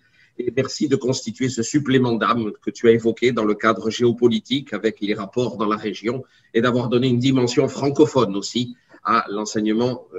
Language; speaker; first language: French; native; French